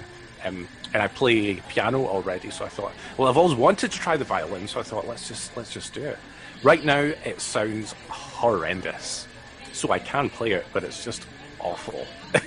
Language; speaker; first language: English; native; English